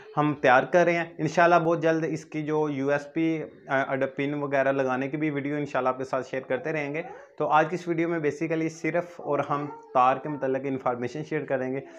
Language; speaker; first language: Urdu; non-native, local second language; Punjabi